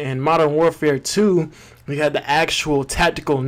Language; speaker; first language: English; native; English